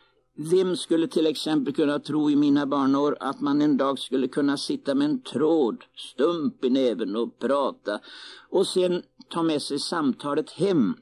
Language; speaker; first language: Swedish; native; Swedish